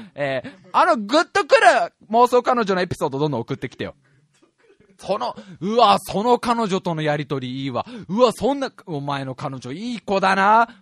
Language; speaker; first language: Japanese; native; Japanese